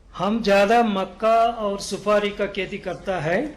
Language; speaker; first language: Hindi; non-native, local second language; Kannada